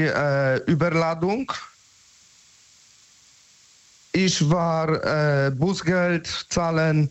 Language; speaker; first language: German; non-native, learner; Polish